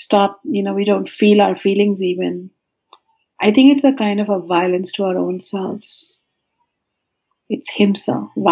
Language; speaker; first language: English; non-native, local second language; Hindi